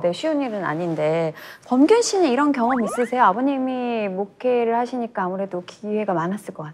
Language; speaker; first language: Korean; native; Korean